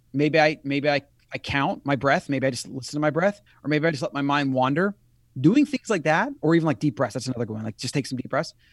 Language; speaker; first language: English; native; English